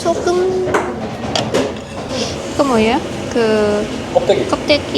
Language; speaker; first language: Korean; non-native, learner; Vietnamese